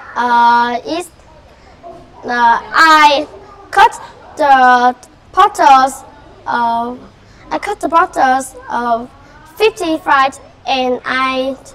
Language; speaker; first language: English; non-native, fluent; Vietnamese